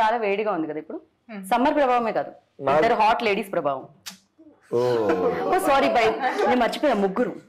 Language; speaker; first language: Telugu; native; Telugu